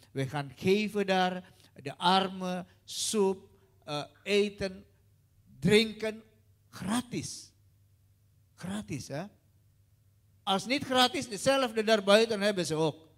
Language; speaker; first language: Dutch; non-native, learner; Indonesian